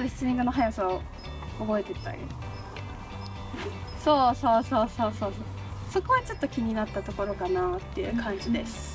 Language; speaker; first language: Japanese; native; Japanese